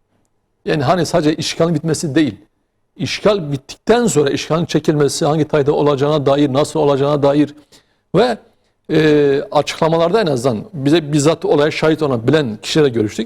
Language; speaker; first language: Turkish; native; Turkish